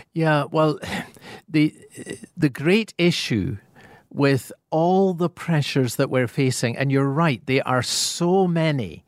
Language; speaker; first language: English; native; English